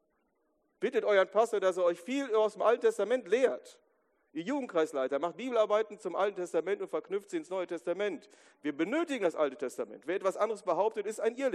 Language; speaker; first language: German; native; German